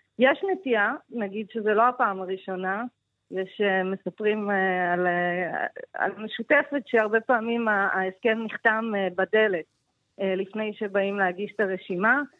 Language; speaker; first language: Hebrew; native; Hebrew